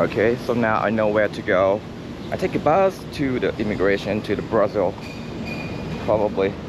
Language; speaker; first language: English; non-native, fluent; Japanese